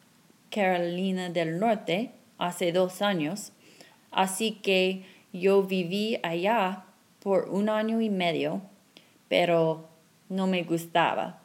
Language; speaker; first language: Spanish; non-native, fluent; English